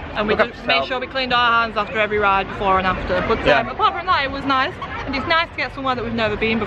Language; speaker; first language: English; native; English